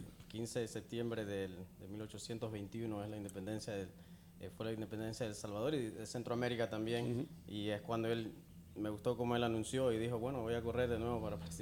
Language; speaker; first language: Spanish; native; Spanish